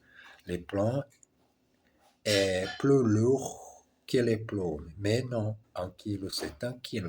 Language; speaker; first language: French; non-native, learner; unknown